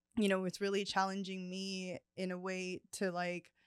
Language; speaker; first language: English; early bilingual, other home language; Chinese